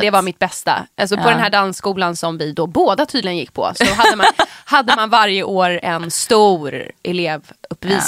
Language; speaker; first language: Swedish; native; Swedish